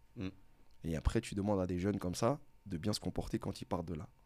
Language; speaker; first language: French; native; French